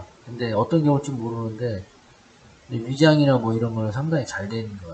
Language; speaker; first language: Korean; native; Korean